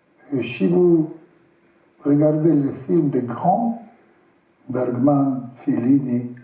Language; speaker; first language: French; non-native, learner; Russian